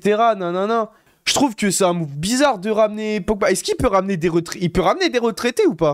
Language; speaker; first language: French; native; French